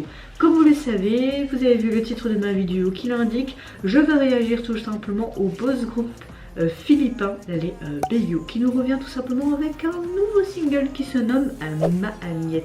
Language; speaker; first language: French; native; French